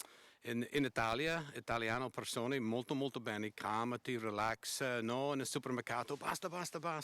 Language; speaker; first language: Italian; non-native, learner; English